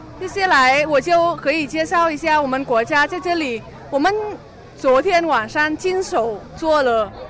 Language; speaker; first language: Chinese; non-native, fluent; Vietnamese